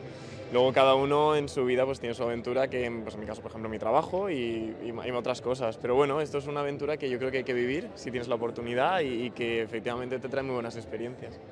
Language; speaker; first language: Spanish; native; Spanish